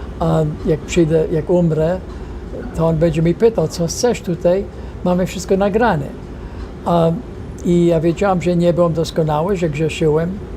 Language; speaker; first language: Polish; non-native, fluent; English